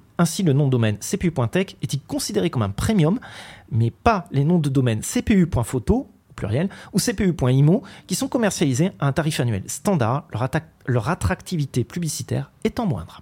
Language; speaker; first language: French; native; French